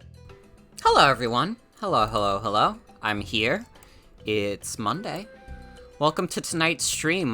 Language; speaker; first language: English; native; English